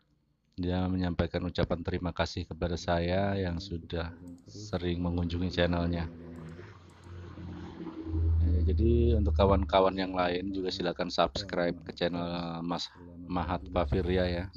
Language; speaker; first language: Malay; non-native, local second language; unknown